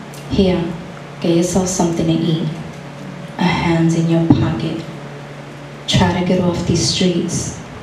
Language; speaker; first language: English; early bilingual, other home language; Spanish